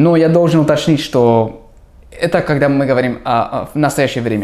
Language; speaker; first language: Russian; non-native, fluent; English